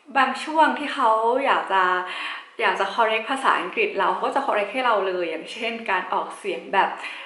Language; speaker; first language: Thai; native; Thai